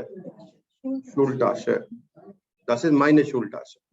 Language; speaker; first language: German; non-native, fluent; Hindi